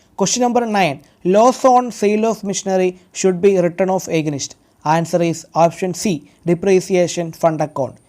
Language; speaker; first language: English; non-native, local second language; Malayalam